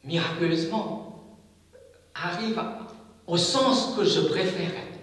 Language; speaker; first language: French; non-native, fluent; Chinese